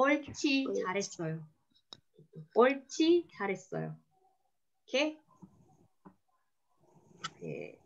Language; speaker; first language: Korean; non-native, fluent; Indonesian